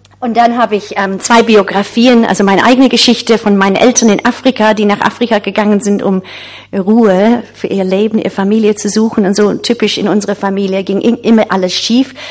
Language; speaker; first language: German; non-native, fluent; English